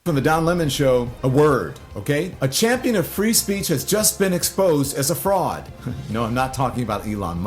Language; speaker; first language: English; native; English